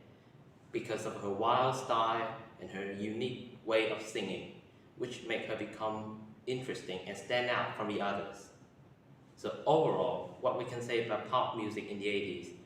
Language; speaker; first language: English; non-native, learner; Vietnamese